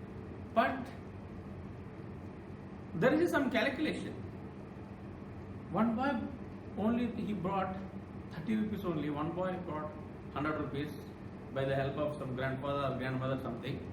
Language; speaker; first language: English; non-native, local second language; Telugu